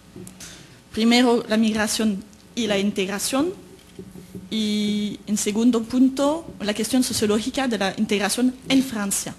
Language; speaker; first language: Spanish; native; Spanish